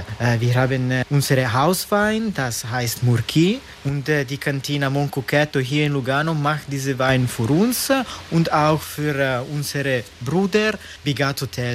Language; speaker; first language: German; non-native, learner; Italian